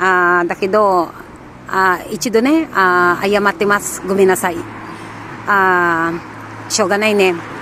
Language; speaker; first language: Japanese; non-native, learner; Filipino